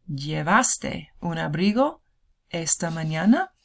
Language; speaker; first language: Spanish; non-native, fluent; English